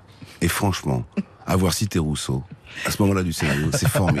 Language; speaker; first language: French; native; French